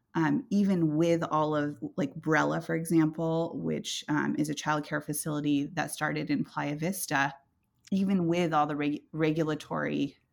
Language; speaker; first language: English; native; English